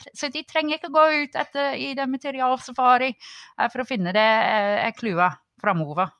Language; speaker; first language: Norwegian; non-native, fluent; English